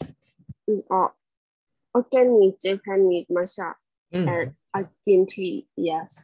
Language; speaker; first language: English; non-native, learner; Thai